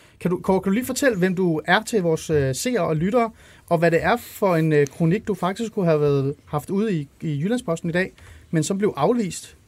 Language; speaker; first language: Danish; early bilingual, other home language; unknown